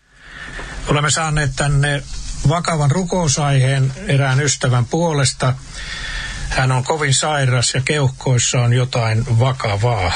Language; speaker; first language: Finnish; native; Finnish